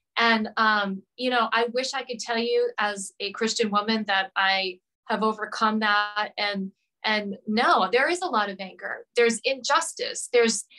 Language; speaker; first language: English; native; English